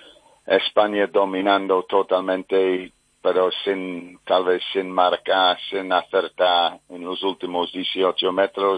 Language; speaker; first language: Spanish; non-native, fluent; English